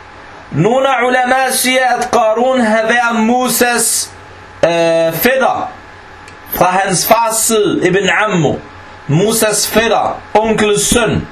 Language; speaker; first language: Danish; non-native, fluent; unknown